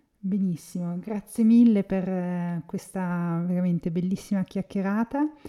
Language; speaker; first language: Italian; native; Italian